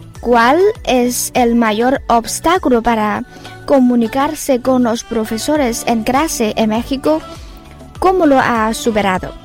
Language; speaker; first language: Spanish; non-native, fluent; Chinese